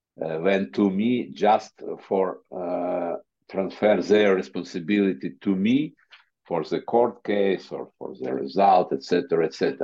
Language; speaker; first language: English; non-native, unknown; Ukrainian